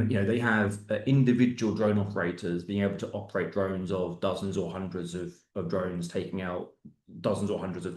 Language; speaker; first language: English; native; English